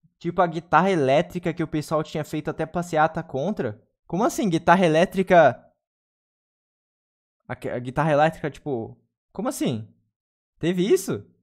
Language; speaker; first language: Portuguese; native; Portuguese